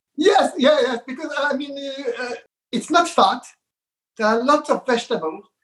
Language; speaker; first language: English; non-native, fluent; Hebrew